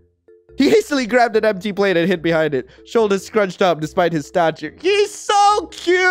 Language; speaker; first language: English; native; English